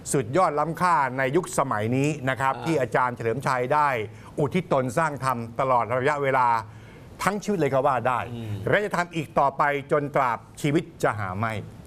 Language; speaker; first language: Thai; native; Thai